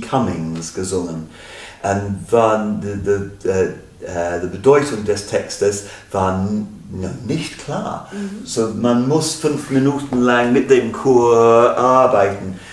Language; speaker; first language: German; non-native, fluent; English